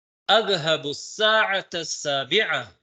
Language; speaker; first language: Arabic; non-native, fluent; Tamil